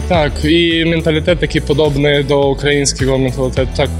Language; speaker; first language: Polish; non-native, learner; Ukrainian